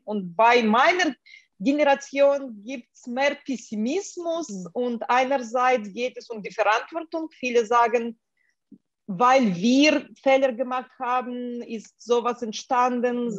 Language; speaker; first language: German; non-native, fluent; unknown